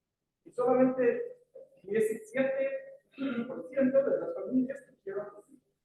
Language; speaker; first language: Spanish; non-native, fluent; English